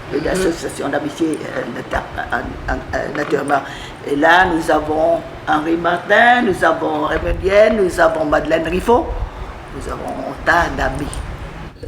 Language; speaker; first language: French; non-native, fluent; Vietnamese